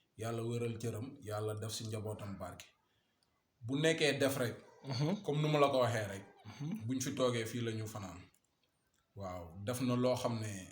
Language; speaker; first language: Wolof; non-native, local second language; Fula